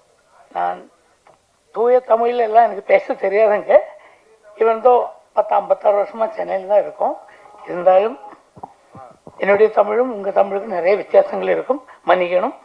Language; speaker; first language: Tamil; non-native, local second language; Malayalam